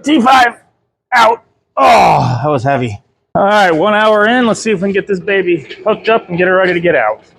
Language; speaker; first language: English; native; English